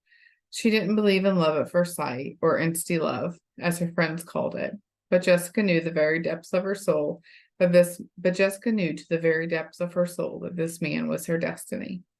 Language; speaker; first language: English; native; English